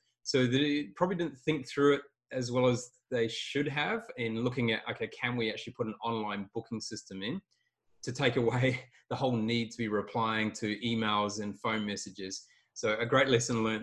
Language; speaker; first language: English; native; English